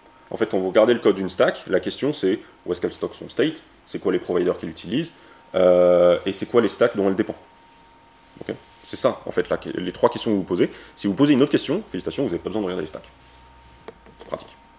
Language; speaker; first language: French; native; French